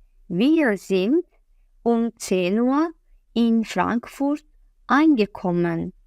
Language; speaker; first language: German; non-native, fluent; Azerbaijani